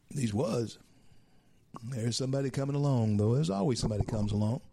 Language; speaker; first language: English; native; English